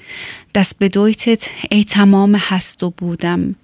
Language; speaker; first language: German; non-native, learner; Persian